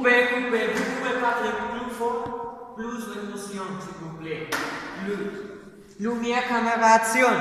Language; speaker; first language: French; non-native, learner; Spanish